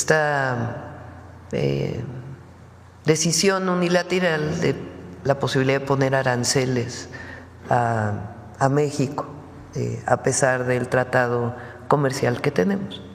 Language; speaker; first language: Spanish; native; Spanish